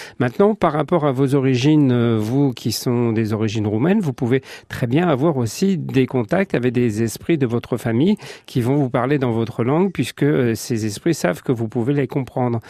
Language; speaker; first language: French; native; French